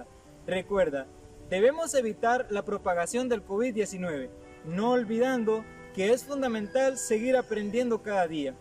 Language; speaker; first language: Spanish; native; Spanish